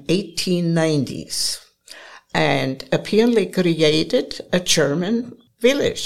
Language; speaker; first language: English; non-native, fluent; German